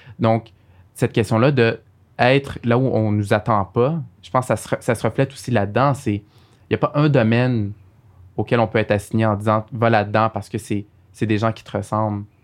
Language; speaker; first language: French; early bilingual, other home language; Arabic